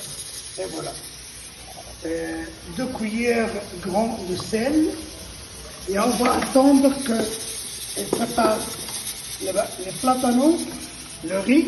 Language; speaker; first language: French; non-native, local second language; Arabic